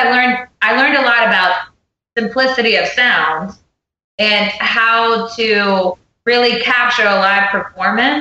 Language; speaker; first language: English; native; English